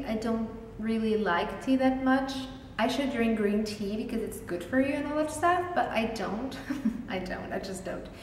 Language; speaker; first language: English; non-native, fluent; Spanish